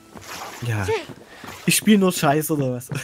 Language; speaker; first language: German; native; German